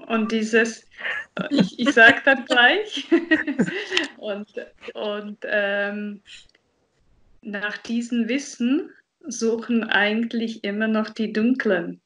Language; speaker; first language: German; non-native, fluent; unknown